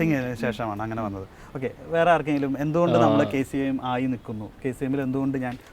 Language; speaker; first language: Malayalam; native; Malayalam